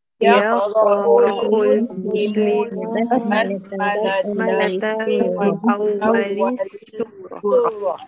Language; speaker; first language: Arabic; non-native, learner; Malay